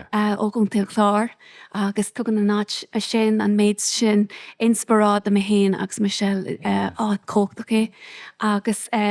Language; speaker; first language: Irish; non-native, local second language; English